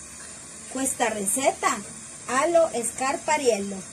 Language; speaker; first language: Italian; non-native, learner; Spanish